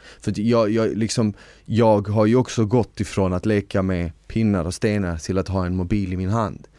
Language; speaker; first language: Swedish; early bilingual, other home language; Bosnian